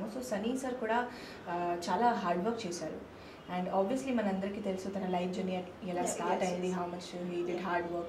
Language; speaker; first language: Telugu; non-native, local second language; Hindi